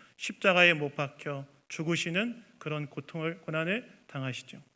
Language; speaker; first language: Korean; native; Korean